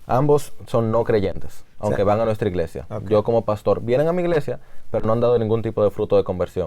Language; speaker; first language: Spanish; native; Spanish